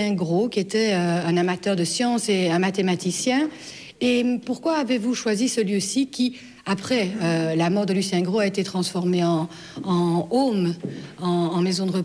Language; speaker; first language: French; native; French